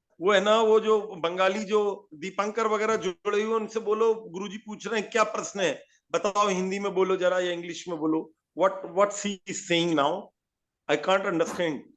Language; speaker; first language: Hindi; native; Hindi